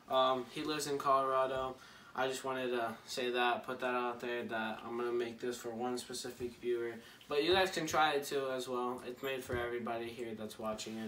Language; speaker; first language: English; early bilingual, other home language; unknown